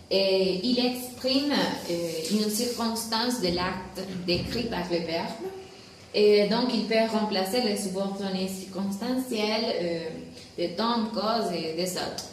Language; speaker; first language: French; non-native, learner; Spanish